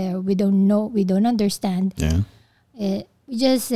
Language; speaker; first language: English; non-native, local second language; Filipino